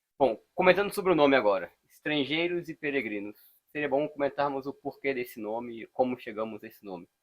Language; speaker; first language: Portuguese; native; Portuguese